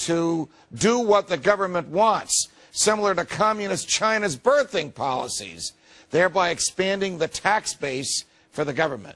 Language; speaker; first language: English; native; English